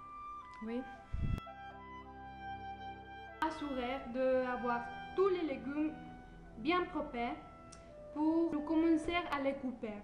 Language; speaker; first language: French; non-native, learner; Spanish